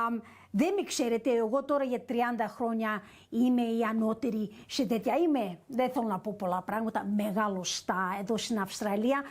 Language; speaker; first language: Greek; early bilingual, heritage; English